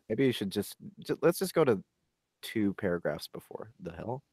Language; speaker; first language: English; native; English